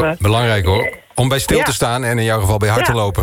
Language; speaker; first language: Dutch; native; Dutch